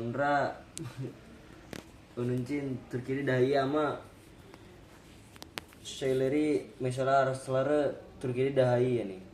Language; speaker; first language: Turkish; non-native, learner; Indonesian